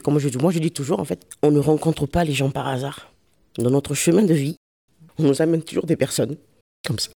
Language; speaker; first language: French; early bilingual, other home language; Lingala